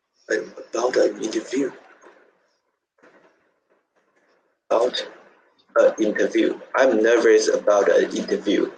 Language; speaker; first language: English; non-native, learner; Chinese